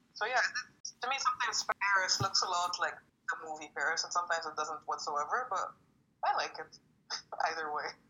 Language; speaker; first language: English; non-native, fluent; French